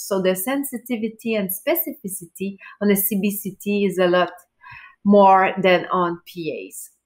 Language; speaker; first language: English; non-native, fluent; French